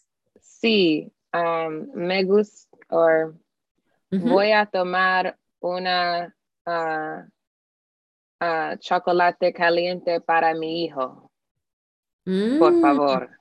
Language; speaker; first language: Spanish; non-native, learner; English